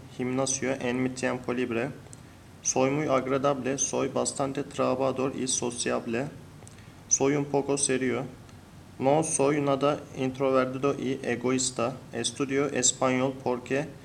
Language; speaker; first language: Spanish; non-native, learner; Turkish